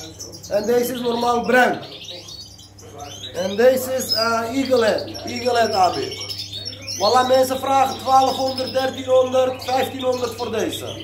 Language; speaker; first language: Dutch; non-native, learner; Turkish